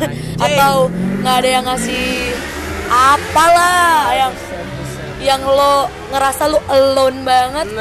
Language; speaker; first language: Indonesian; native; Indonesian